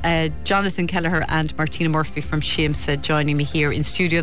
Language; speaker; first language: English; native; English